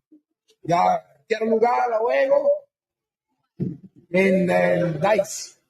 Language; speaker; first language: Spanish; non-native, learner; English